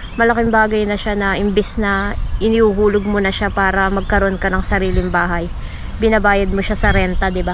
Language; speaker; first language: Filipino; native; Filipino